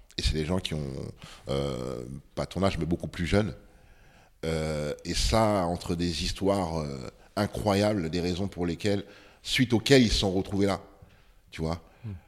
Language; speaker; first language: French; early bilingual, other home language; Bambara